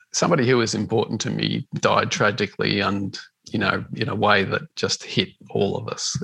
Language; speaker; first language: English; native; English